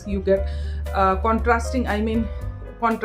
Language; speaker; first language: English; non-native, local second language; Hindi